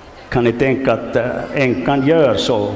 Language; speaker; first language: Swedish; non-native, local second language; Finnish